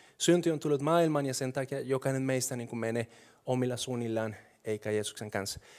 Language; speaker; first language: Finnish; non-native, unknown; Spanish